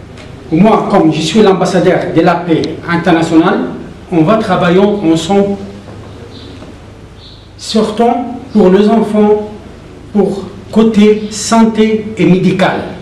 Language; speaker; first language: French; non-native, learner; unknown